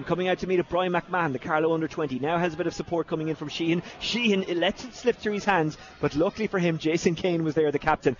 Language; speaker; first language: English; native; English